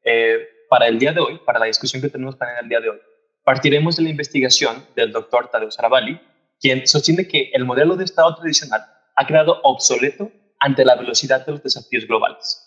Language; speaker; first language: Spanish; native; Spanish